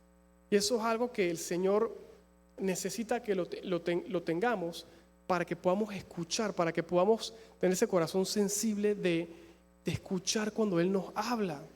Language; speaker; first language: Spanish; native; Spanish